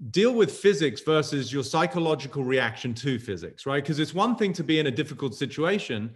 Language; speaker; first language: English; native; English